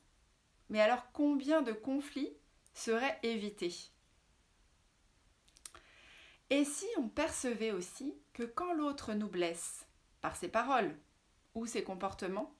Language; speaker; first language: French; native; French